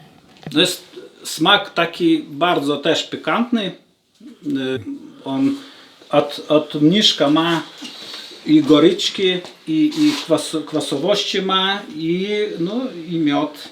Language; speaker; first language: Polish; non-native, learner; Lithuanian